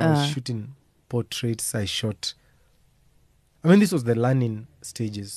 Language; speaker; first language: English; non-native, local second language; Kamba